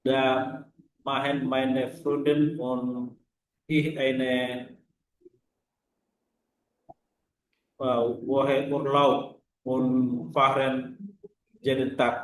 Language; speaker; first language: German; non-native, learner; Indonesian